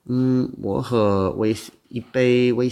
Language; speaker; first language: Chinese; non-native, learner; English